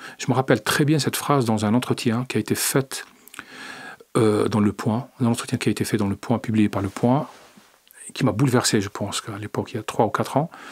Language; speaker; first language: French; non-native, local second language; Arabic